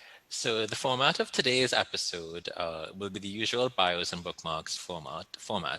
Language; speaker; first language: English; native; English